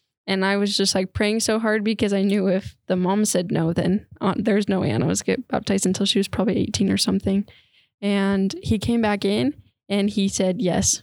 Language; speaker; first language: English; native; English